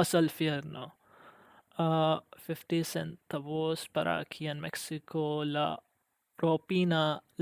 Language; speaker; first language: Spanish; non-native, learner; English